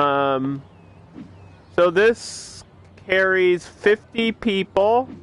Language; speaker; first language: English; native; English